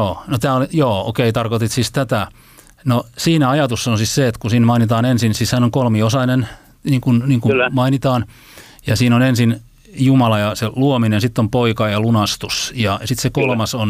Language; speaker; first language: Finnish; native; Finnish